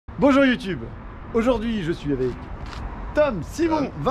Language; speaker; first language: French; native; French